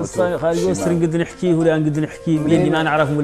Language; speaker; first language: Arabic; native; Arabic